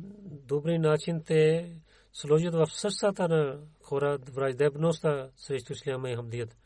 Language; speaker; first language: Bulgarian; non-native, learner; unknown